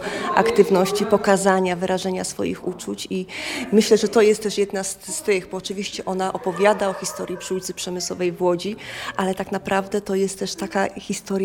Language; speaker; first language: Polish; native; Polish